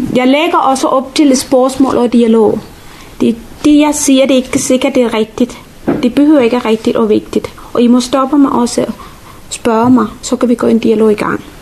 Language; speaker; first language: Danish; non-native, fluent; Tamil